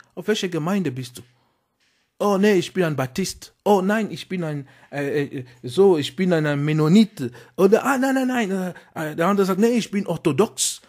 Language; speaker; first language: German; non-native, fluent; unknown